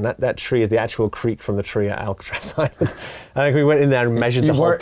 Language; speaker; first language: English; native; English